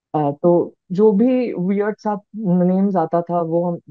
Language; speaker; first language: Hindi; non-native, local second language; Bangla